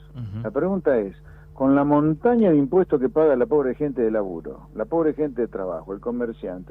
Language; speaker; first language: Spanish; native; Spanish